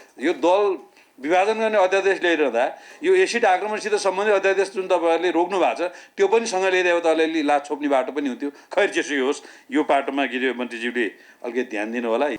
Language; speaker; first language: Nepali; native; Nepali